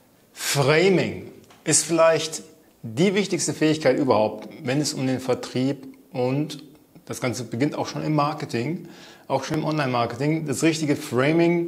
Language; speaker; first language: German; native; German